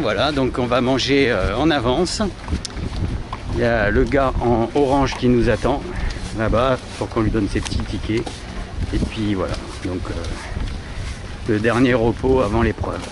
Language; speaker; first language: French; native; French